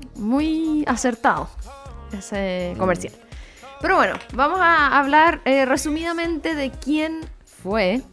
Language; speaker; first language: Spanish; native; Spanish